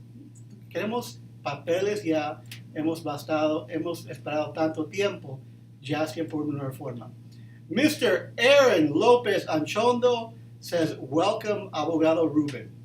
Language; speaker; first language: Spanish; early bilingual, heritage; Spanish